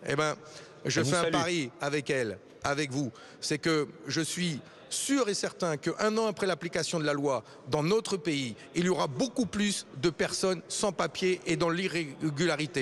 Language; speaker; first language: French; native; French